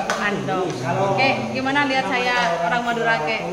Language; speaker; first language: Indonesian; non-native, local second language; Madurese